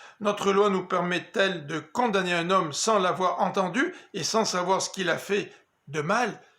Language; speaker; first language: French; native; French